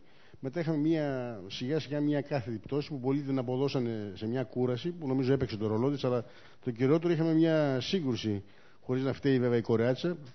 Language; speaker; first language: Greek; native; Greek